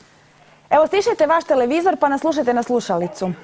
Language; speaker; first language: Croatian; native; Croatian